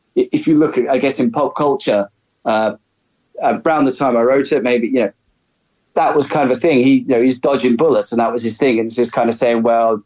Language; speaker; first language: English; native; English